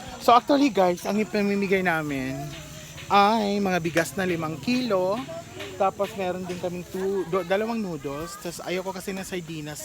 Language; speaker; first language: Filipino; native; Filipino